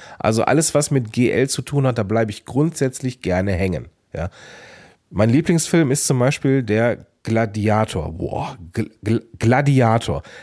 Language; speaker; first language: German; native; German